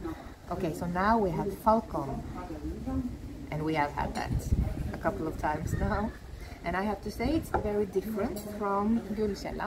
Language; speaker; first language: English; non-native, fluent; Norwegian